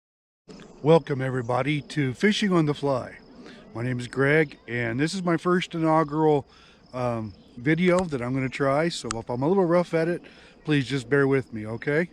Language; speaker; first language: English; native; English